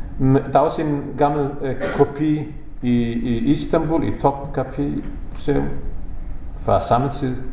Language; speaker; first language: Danish; non-native, fluent; Bosnian